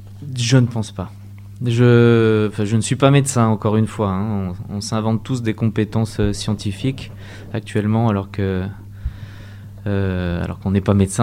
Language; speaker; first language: French; native; French